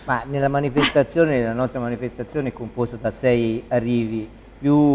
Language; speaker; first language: Italian; native; Italian